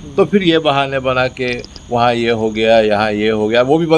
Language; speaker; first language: Hindi; native; Hindi